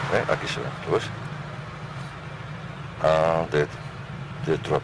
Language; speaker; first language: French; non-native, learner; Spanish